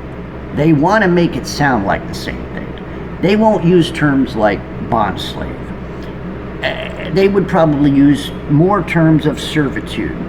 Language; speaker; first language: English; native; English